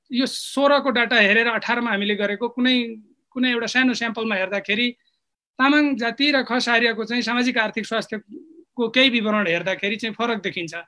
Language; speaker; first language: Nepali; non-native, local second language; Eastern Tamang